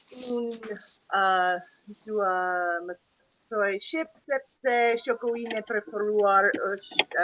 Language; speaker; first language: Albanian; non-native, learner; English